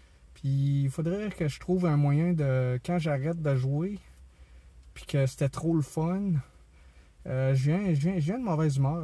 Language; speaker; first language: French; native; French